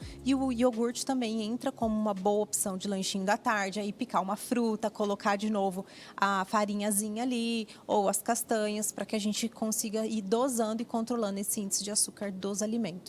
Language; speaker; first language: Portuguese; native; Portuguese